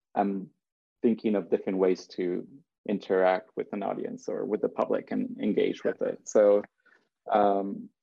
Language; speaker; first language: English; early bilingual, other home language; Spanish